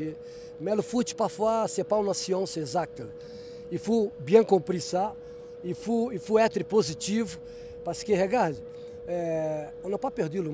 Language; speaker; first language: French; non-native, fluent; Portuguese